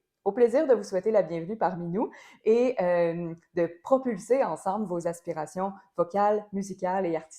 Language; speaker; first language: French; native; French